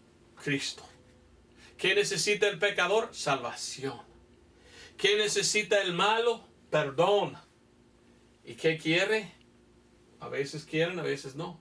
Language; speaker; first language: Spanish; non-native, fluent; English